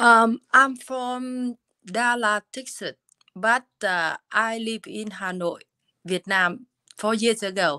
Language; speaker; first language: English; non-native, learner; Vietnamese